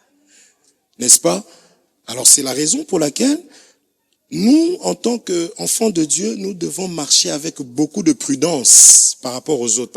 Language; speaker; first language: French; non-native, local second language; Lingala